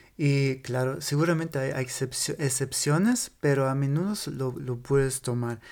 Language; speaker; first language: Spanish; non-native, fluent; German